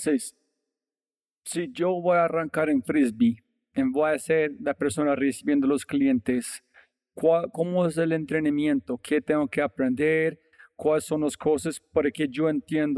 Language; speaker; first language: Spanish; non-native, fluent; English